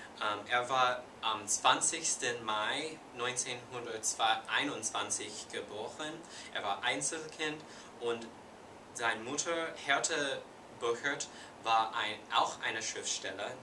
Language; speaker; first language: German; non-native, learner; English